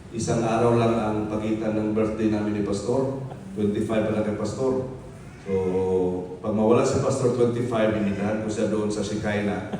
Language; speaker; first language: Filipino; non-native, local second language; Hiligaynon